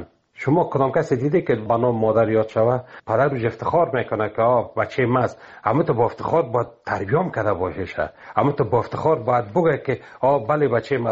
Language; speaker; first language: Persian; native; Persian